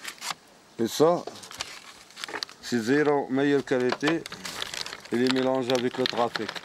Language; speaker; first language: French; non-native, learner; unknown